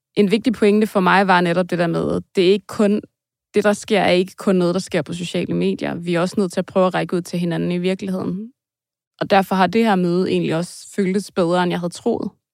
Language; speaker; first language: Danish; native; Danish